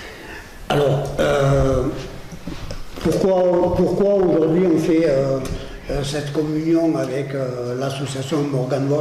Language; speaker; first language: French; native; French